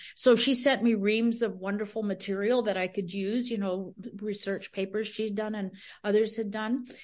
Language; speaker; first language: English; early bilingual, other home language; Spanish